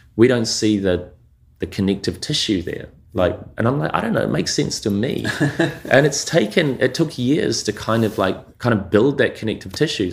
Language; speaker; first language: English; native; English